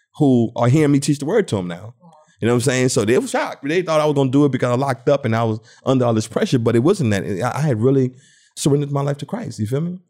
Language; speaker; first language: English; native; English